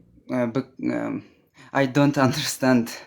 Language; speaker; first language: English; non-native, learner; Armenian